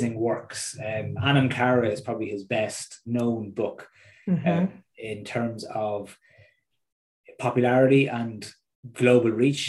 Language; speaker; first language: English; native; English